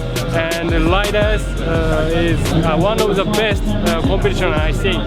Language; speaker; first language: English; non-native, learner; Japanese